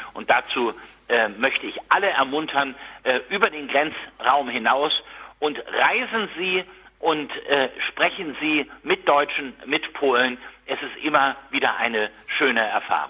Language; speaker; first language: German; native; German